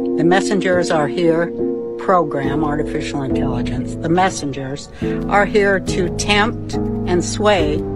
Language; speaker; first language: English; native; English